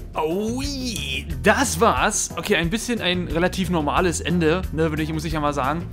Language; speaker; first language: German; native; German